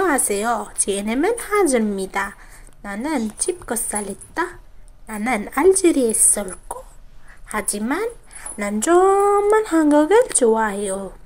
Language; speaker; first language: Korean; non-native, learner; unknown